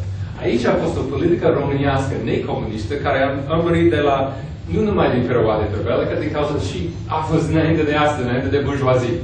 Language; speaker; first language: Romanian; non-native, fluent; English